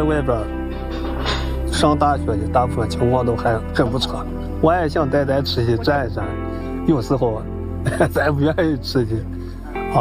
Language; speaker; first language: Chinese; native; Chinese